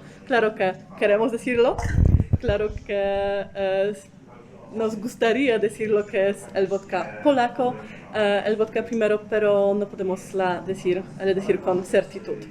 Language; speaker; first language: Spanish; non-native, fluent; Polish